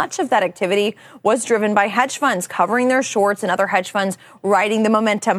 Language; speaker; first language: English; native; English